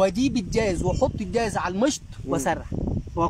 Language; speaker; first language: Arabic; native; Arabic